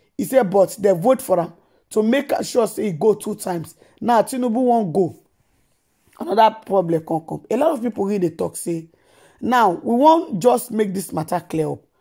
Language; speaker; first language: Nigerian Pidgin; non-native, local second language; Yoruba